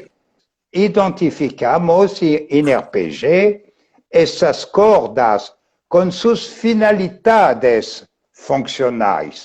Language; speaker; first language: Portuguese; non-native, fluent; French